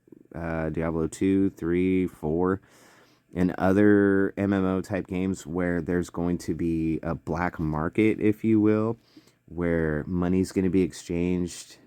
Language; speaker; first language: English; native; English